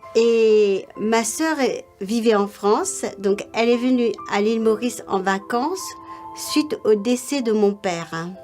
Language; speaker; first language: French; non-native, local second language; Morisyen